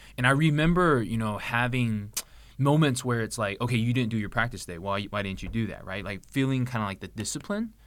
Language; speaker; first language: English; native; English